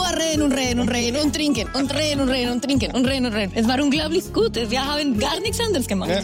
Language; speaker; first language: German; non-native, learner; Spanish